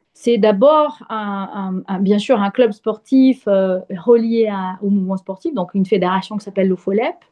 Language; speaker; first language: French; non-native, fluent; Portuguese